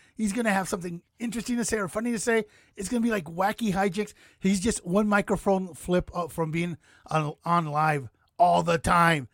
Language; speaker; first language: English; native; English